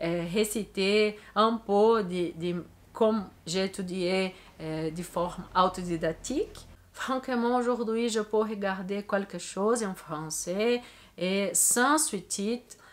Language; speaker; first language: French; non-native, learner; Portuguese